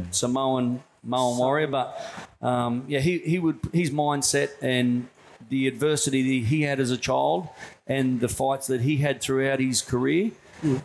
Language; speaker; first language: English; native; English